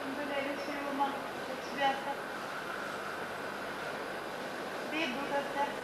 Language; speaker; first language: Lithuanian; native; Lithuanian